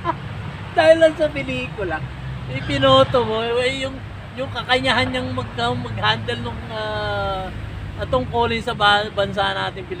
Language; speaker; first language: Filipino; native; Filipino